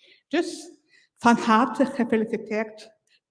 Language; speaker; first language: Dutch; non-native, fluent; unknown